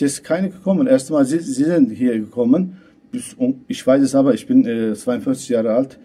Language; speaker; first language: German; non-native, learner; Kurdish